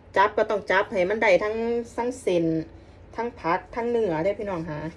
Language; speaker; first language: Thai; non-native, local second language; Northeastern Thai